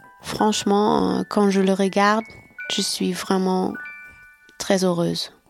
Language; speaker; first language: French; non-native, fluent; German